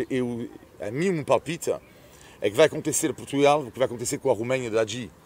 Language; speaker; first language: Portuguese; non-native, fluent; French